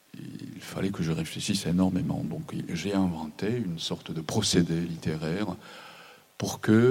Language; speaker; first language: French; non-native, fluent; Japanese